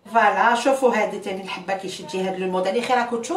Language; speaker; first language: Arabic; native; Arabic